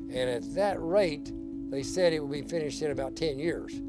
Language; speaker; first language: English; native; English